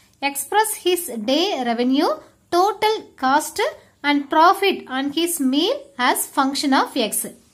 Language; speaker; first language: English; non-native, local second language; Tamil